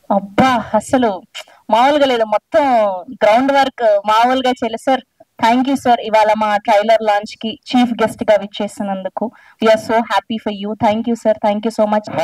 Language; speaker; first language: Telugu; native; Telugu